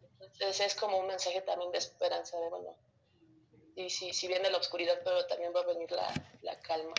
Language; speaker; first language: Spanish; early bilingual, other home language; Russian